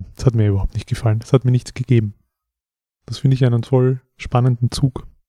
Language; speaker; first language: German; native; German